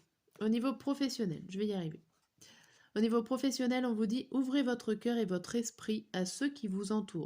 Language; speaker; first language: French; native; French